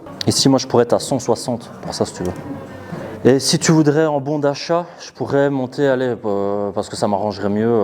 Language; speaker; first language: French; native; French